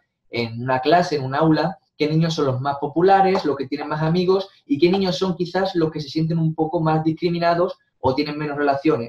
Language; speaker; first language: Spanish; native; Spanish